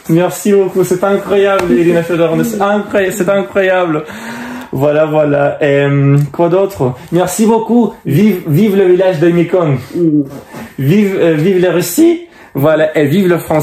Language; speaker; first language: French; non-native, fluent; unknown